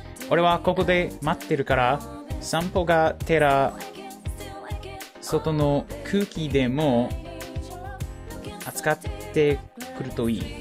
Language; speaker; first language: Japanese; non-native, learner; English